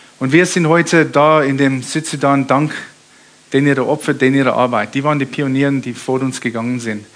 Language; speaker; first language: German; early bilingual, heritage; German